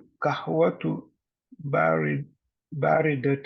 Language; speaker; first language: Arabic; non-native, learner; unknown